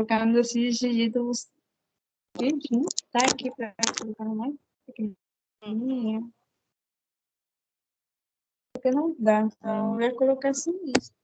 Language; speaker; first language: Portuguese; non-native, fluent; Spanish